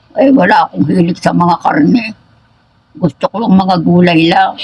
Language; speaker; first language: Filipino; native; Filipino